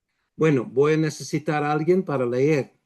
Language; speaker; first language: Spanish; non-native, fluent; English